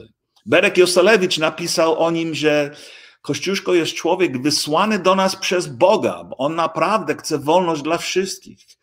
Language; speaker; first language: Polish; early bilingual, heritage; English